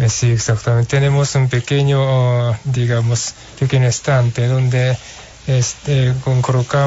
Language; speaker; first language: Spanish; non-native, fluent; Japanese